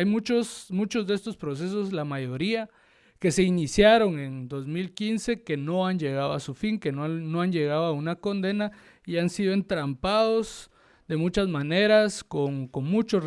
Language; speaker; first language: Spanish; native; Spanish